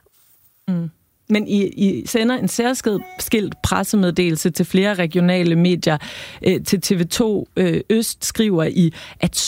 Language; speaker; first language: Danish; native; Danish